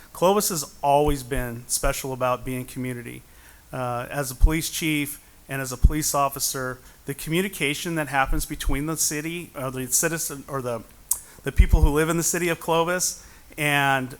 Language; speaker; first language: English; native; English